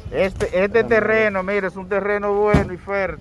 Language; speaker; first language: Spanish; native; Spanish